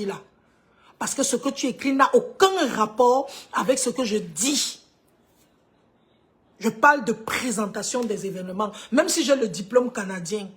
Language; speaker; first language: French; native; French